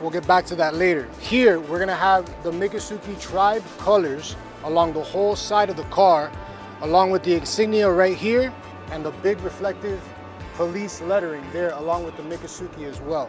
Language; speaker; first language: English; early bilingual, other home language; Spanish